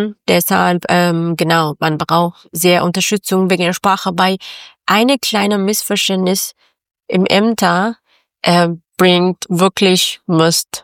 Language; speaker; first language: German; non-native, learner; Persian